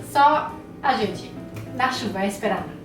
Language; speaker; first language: Portuguese; non-native, fluent; German